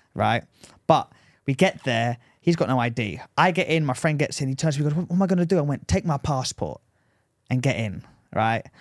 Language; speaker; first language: English; native; English